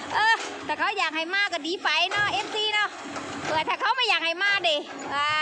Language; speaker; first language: Thai; non-native, local second language; Khmer